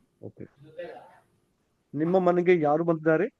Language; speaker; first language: Kannada; non-native, learner; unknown